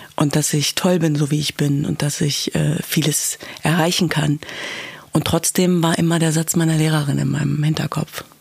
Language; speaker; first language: German; early bilingual, other home language; Kurdish